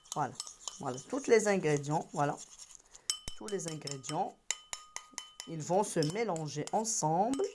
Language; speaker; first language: French; non-native, local second language; Arabic